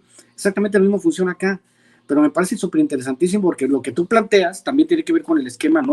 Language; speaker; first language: Spanish; native; Spanish